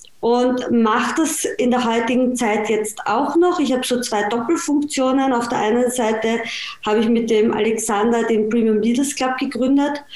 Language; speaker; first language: German; native; German